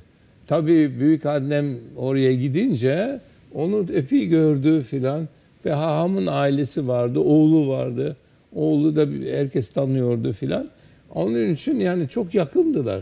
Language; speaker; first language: Turkish; early bilingual, heritage; Turkish